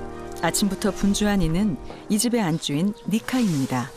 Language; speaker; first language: Korean; native; Korean